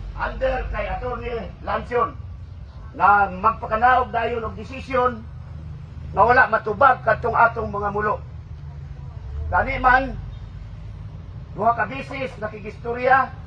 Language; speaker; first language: Cebuano; non-native, local second language; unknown